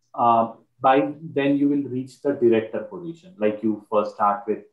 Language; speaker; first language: English; non-native, local second language; Marathi